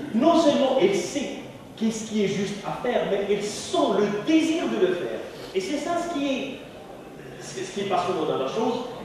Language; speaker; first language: French; non-native, local second language; Arabic